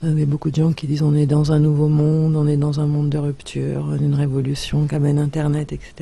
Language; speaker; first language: French; native; French